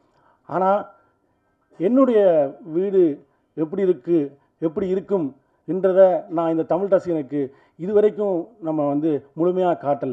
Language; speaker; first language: Tamil; native; Tamil